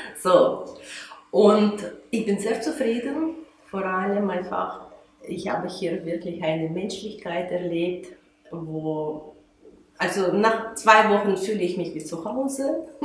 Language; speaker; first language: German; non-native, fluent; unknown